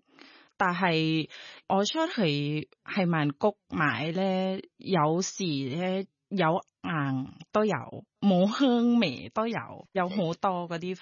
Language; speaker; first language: Cantonese; non-native, learner; Thai